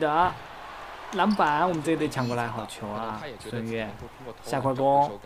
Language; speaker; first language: Chinese; native; Chinese